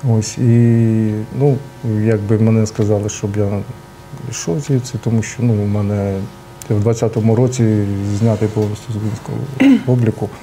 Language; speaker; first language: Ukrainian; non-native, local second language; Russian